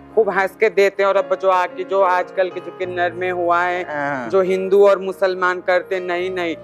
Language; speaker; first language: Hindi; native; Hindi